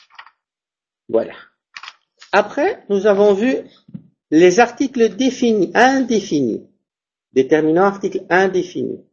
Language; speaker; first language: French; non-native, fluent; Spanish